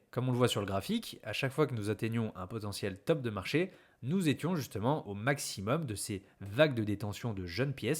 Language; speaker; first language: French; native; French